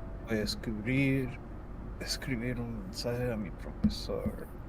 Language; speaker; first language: Spanish; non-native, learner; English